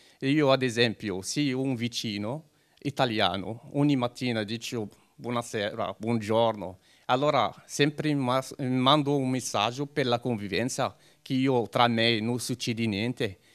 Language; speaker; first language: Italian; non-native, learner; Arabic